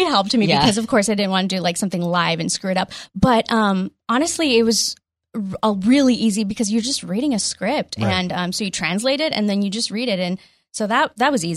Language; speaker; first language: English; early bilingual, other home language; Spanish